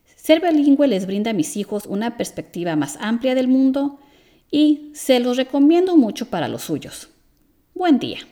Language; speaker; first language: Spanish; early bilingual, heritage; Spanish